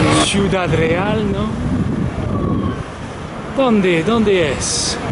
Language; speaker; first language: Spanish; non-native, learner; French